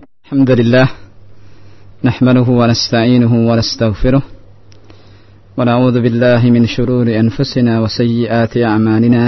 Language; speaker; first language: Arabic; non-native, fluent; Indonesian